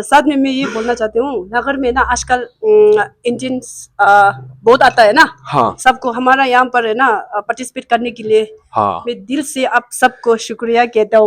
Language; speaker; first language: Hindi; non-native, local second language; Tibetan